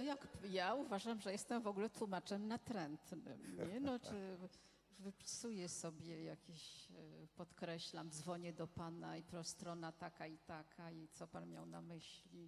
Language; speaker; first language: Polish; non-native, fluent; French